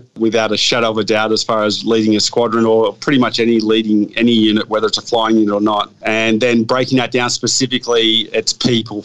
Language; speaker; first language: English; native; English